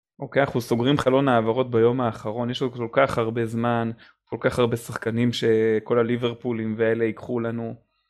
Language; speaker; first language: Hebrew; native; Hebrew